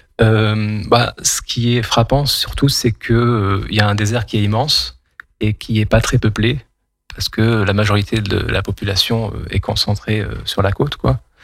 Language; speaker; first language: French; non-native, local second language; Kabyle